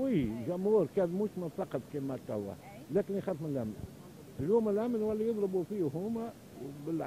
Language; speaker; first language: Arabic; native; Arabic